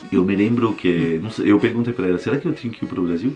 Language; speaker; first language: Portuguese; non-native, fluent; French